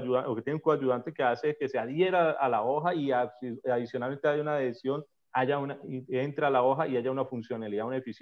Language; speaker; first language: Spanish; native; Spanish